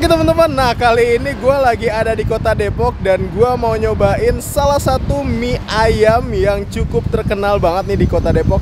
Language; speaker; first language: Indonesian; native; Indonesian